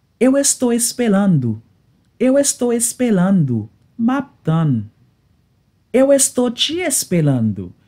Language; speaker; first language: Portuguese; non-native, learner; Haitian Creole